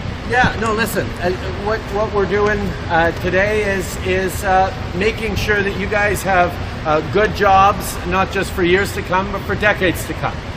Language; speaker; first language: English; early bilingual, other home language; French